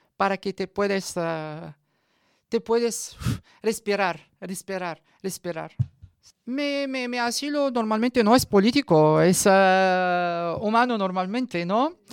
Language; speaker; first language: Spanish; non-native, learner; Arabic